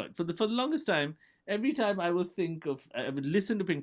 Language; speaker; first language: English; non-native, local second language; Bangla